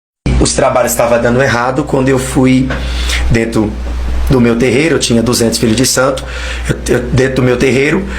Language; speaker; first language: Portuguese; native; Portuguese